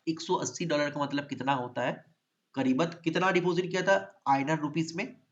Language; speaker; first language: Hindi; non-native, local second language; Bangla